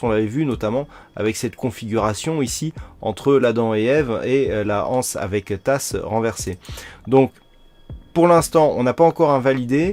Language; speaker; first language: French; native; French